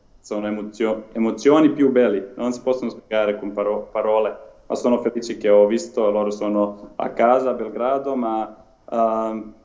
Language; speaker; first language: Italian; non-native, learner; Serbian